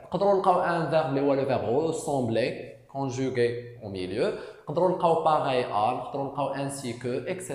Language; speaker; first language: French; non-native, local second language; Arabic